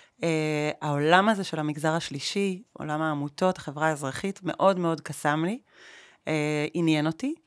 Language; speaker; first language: Hebrew; native; Hebrew